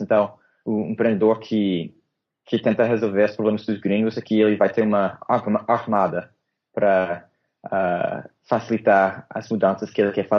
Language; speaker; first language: Portuguese; non-native, fluent; English